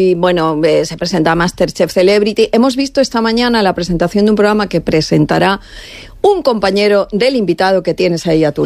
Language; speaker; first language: Spanish; native; Spanish